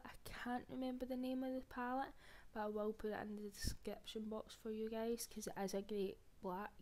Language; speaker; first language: English; native; English